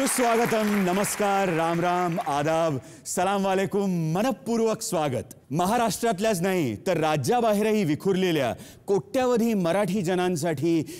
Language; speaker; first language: Marathi; native; Marathi